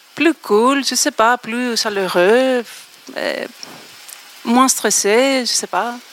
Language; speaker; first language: French; non-native, fluent; Greek